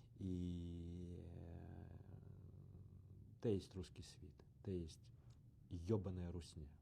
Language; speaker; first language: Ukrainian; non-native, learner; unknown